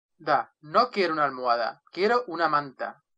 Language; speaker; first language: Spanish; non-native, learner; Russian